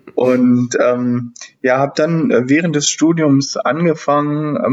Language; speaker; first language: German; native; German